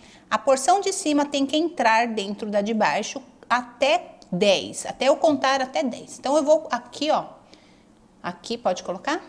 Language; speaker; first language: Portuguese; native; Portuguese